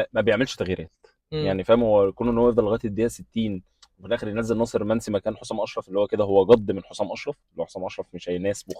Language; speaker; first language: Arabic; native; Arabic